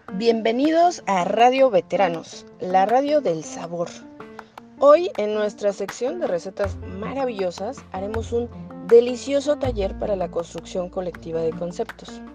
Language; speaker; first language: Spanish; native; Spanish